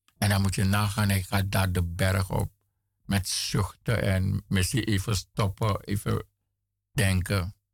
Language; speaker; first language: Dutch; native; Dutch